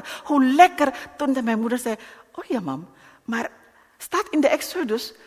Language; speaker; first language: Dutch; non-native, learner; Indonesian